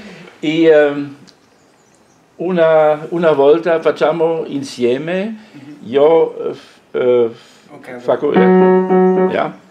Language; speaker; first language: Italian; non-native, learner; German